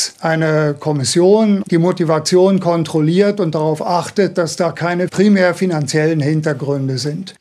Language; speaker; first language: German; native; German